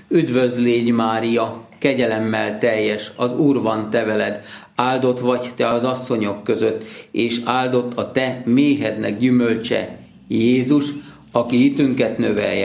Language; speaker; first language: Hungarian; native; Hungarian